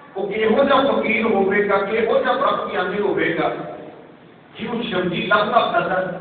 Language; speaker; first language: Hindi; non-native, local second language; Punjabi